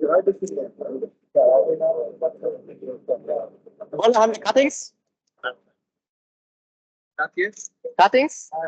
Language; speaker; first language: German; native; German